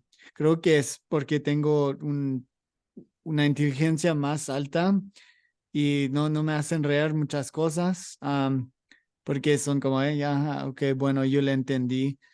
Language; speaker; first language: Spanish; non-native, learner; English